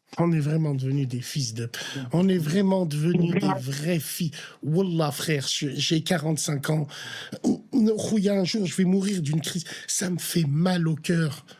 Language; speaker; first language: French; early bilingual, other home language; Arabic